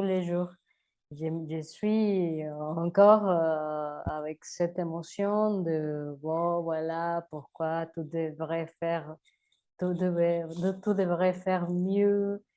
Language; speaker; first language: French; non-native, learner; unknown